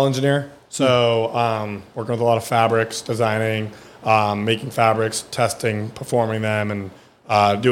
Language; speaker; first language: English; early bilingual, other home language; German